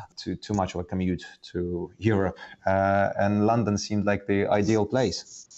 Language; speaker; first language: English; non-native, fluent; Estonian